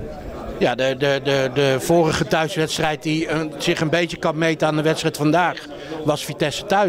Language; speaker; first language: Dutch; native; Dutch